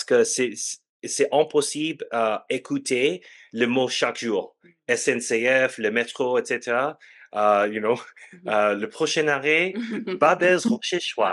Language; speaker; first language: French; non-native, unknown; English